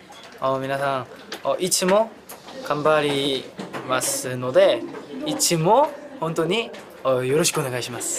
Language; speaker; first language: Japanese; non-native, learner; Korean